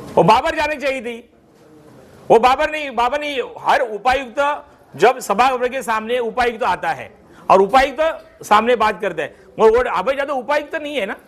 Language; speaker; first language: Hindi; non-native, local second language; Marathi